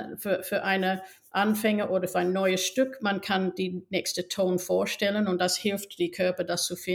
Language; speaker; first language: German; non-native, fluent; English